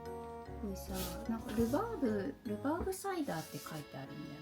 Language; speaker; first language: Japanese; native; Japanese